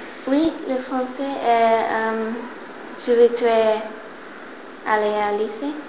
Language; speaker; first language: French; non-native, learner; English